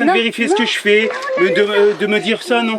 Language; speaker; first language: French; native; French